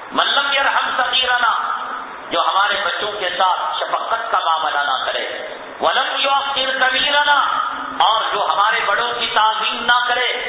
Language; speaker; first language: Urdu; native; Urdu